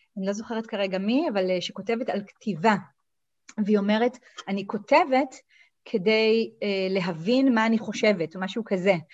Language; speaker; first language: Hebrew; native; Hebrew